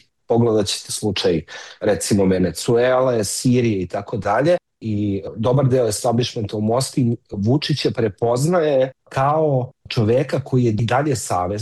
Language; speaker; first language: Serbian; native; Serbian